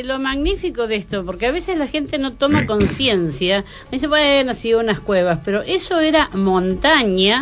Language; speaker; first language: Spanish; native; Spanish